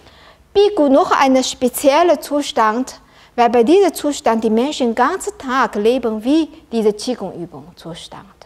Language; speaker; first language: German; non-native, learner; Chinese